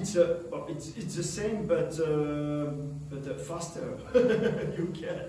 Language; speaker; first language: English; non-native, learner; French